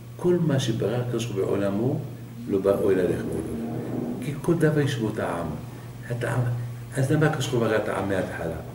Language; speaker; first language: Hebrew; non-native, fluent; Arabic